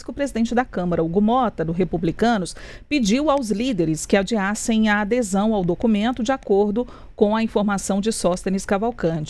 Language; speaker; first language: Portuguese; native; Portuguese